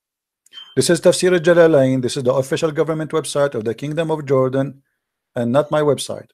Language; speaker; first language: English; non-native, fluent; Arabic